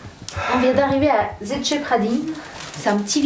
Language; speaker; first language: French; native; French